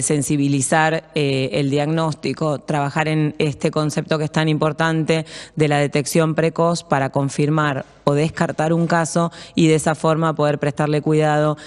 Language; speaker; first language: Spanish; native; Spanish